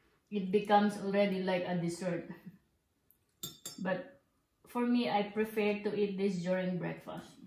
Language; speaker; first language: English; non-native, local second language; Filipino